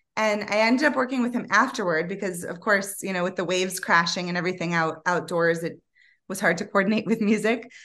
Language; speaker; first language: English; native; English